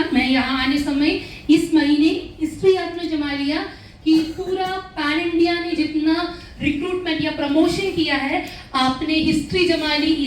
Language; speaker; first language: Hindi; non-native, local second language; Malayalam